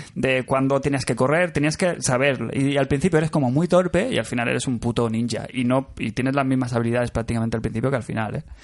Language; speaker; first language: Spanish; native; Spanish